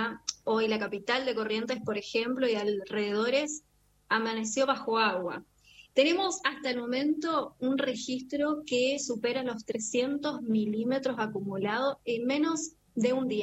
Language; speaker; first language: Spanish; native; Spanish